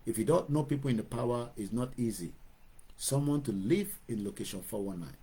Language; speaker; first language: English; non-native, local second language; Yoruba